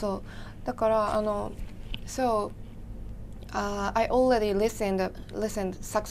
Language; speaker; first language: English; non-native, learner; Japanese